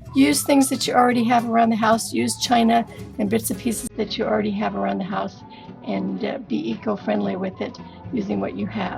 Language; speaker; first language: English; native; English